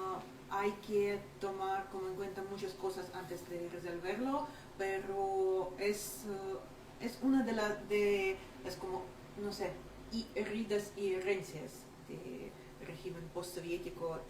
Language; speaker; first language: Spanish; non-native, fluent; Ukrainian